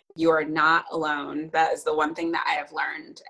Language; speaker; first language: English; native; English